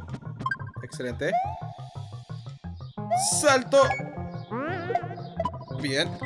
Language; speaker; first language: Spanish; native; Spanish